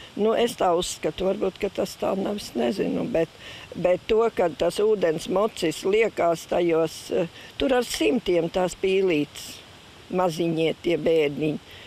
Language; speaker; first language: Latvian; native; Latvian